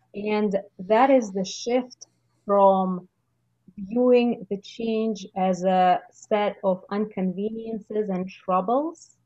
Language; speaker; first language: English; non-native, fluent; Russian